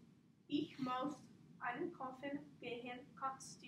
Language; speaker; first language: German; non-native, learner; English